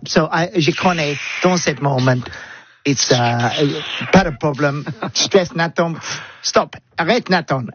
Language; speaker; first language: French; non-native, learner; English